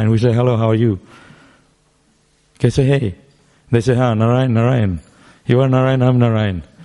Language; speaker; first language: English; non-native, local second language; Bangla